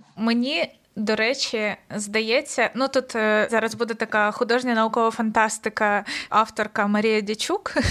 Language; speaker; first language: Ukrainian; native; Ukrainian